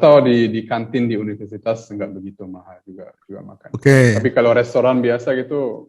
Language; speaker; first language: Indonesian; early bilingual, heritage; German